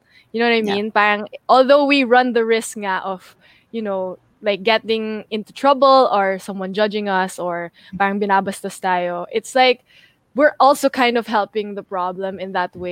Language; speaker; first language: English; native; English